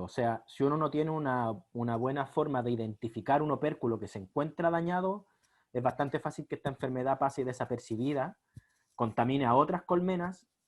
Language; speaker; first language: Spanish; native; Spanish